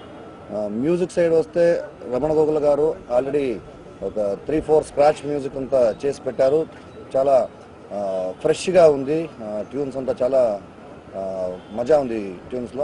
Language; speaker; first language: Telugu; non-native, fluent; Kannada